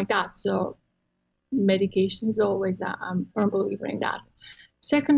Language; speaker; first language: English; non-native, fluent; Croatian